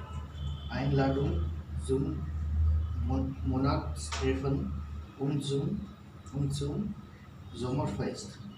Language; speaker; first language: German; non-native, learner; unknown